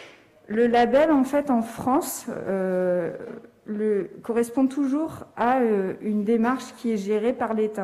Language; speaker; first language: French; native; French